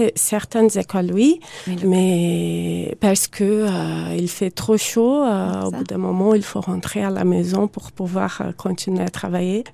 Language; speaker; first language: French; non-native, fluent; Portuguese